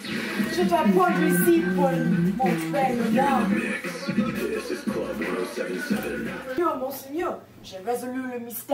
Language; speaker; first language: French; non-native, learner; English